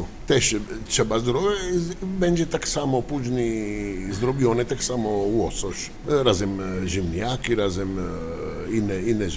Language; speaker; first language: Polish; non-native, learner; Italian